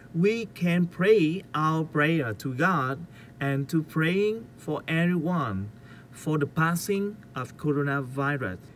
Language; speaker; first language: English; non-native, learner; Vietnamese